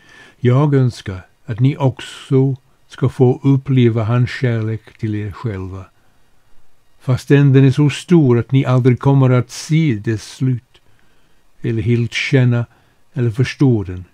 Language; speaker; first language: Swedish; non-native, fluent; English